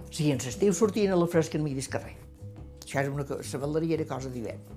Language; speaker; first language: Catalan; native; Catalan